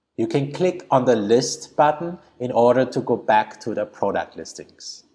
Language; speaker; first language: English; early bilingual, other home language; Thai